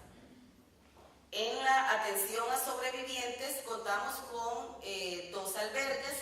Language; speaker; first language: Spanish; native; Spanish